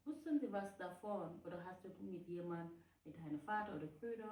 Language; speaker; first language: German; non-native, fluent; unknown